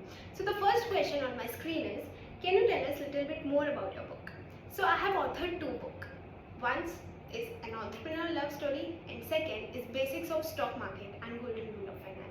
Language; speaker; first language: English; non-native, local second language; Hindi